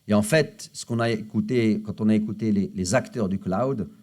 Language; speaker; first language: French; non-native, local second language; Arabic